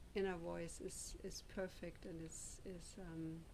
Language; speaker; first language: English; non-native, fluent; German